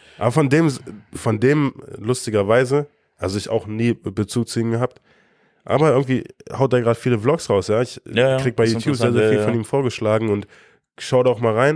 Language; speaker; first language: German; native; German